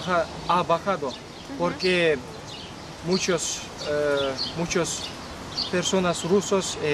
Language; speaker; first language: Spanish; non-native, learner; Kyrgyz